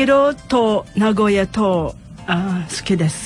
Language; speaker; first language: Japanese; non-native, learner; Filipino